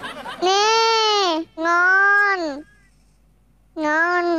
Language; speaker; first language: Vietnamese; non-native, learner; Indonesian